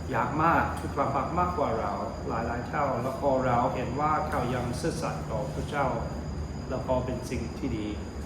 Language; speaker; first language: Thai; non-native, fluent; English